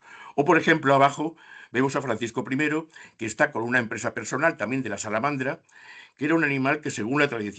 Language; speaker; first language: Spanish; native; Spanish